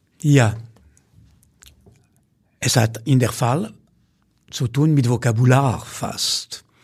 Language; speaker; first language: German; non-native, fluent; French